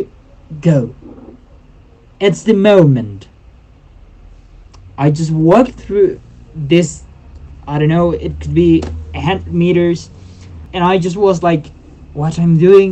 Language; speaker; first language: English; non-native, fluent; Spanish